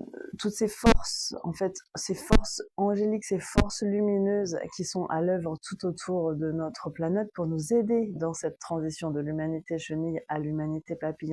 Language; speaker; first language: French; native; French